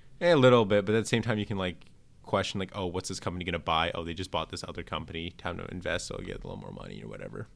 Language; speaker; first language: English; native; English